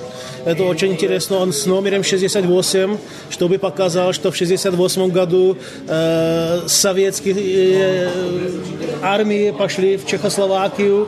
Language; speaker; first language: Russian; non-native, local second language; Czech